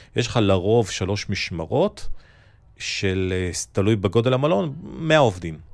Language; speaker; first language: Hebrew; early bilingual, other home language; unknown